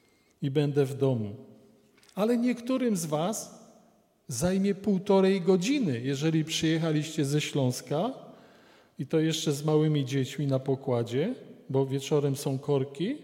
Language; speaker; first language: Polish; native; Polish